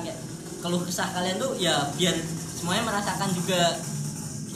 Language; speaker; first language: Indonesian; native; Indonesian